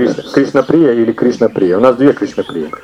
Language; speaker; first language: Russian; native; Russian